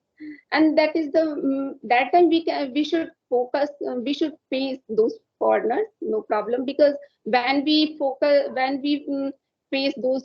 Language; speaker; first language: English; non-native, learner; Hindi